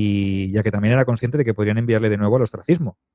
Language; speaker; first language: Spanish; native; Spanish